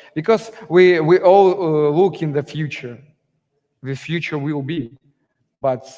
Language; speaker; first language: English; non-native, learner; Ukrainian